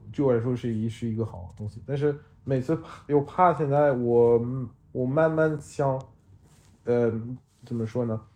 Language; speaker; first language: Chinese; non-native, fluent; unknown